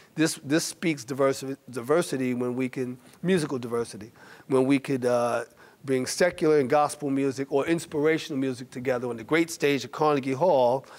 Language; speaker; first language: English; native; English